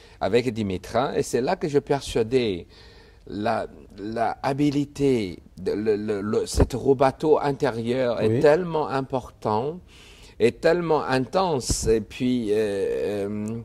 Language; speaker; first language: French; non-native, fluent; Chinese